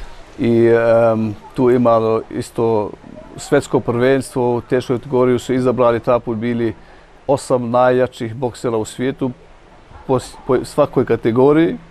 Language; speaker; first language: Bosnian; early bilingual, heritage; Bosnian